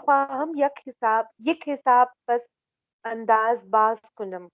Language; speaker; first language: Persian; non-native, learner; Urdu